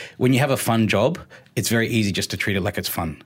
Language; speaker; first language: English; native; English